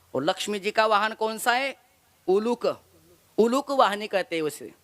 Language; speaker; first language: Hindi; non-native, local second language; Marathi